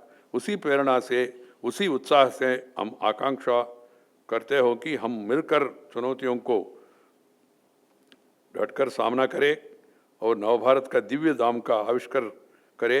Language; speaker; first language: Hindi; non-native, local second language; Telugu